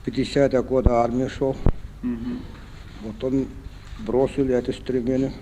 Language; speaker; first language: Russian; non-native, local second language; Yakut